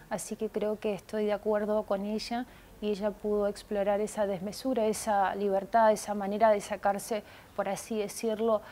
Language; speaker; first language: Spanish; early bilingual, other home language; Russian